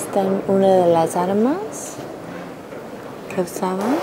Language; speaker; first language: Spanish; non-native, fluent; English